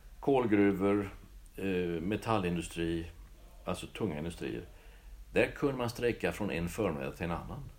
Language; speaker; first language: Swedish; native; Swedish